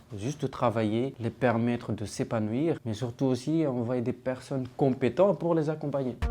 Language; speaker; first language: French; non-native, local second language; Fula